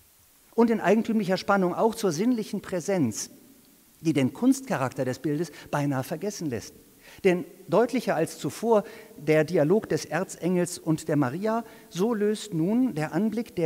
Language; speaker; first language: German; native; German